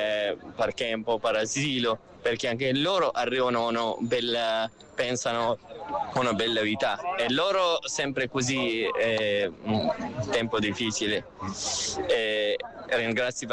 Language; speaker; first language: Italian; non-native, learner; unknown